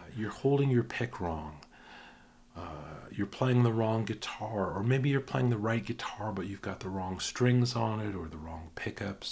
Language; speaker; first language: English; native; English